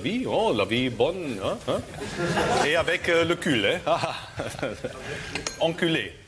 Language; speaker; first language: French; non-native, learner; German